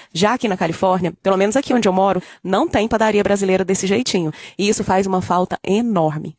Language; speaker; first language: Portuguese; native; Portuguese